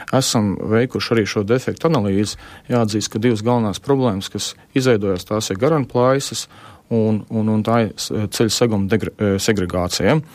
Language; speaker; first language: Latvian; native; Latvian